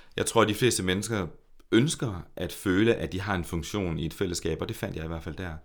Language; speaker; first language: Danish; native; Danish